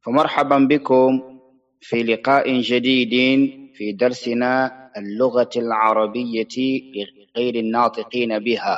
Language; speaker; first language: Arabic; non-native, fluent; Fula